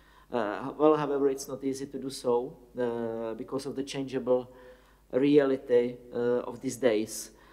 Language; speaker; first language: English; non-native, fluent; Czech